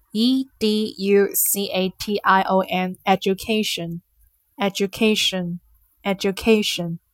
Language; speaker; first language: English; non-native, fluent; Chinese